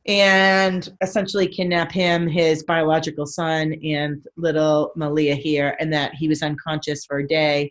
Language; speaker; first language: English; native; English